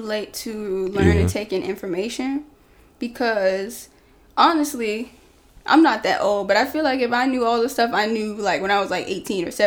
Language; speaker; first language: English; native; English